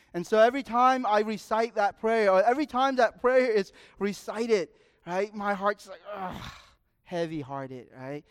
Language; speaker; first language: English; native; English